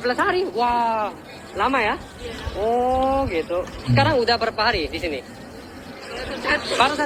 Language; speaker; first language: Indonesian; non-native, learner; Korean